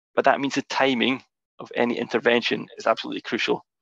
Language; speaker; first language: English; native; English